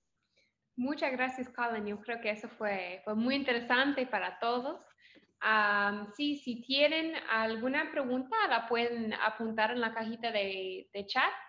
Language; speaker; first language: Spanish; non-native, fluent; English